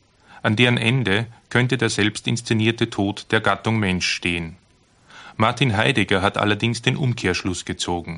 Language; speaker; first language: German; native; German